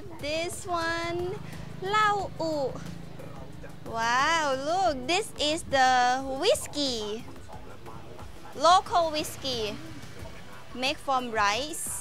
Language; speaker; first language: English; non-native, learner; Thai